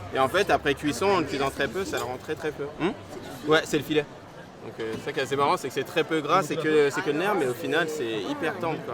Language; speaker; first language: French; native; French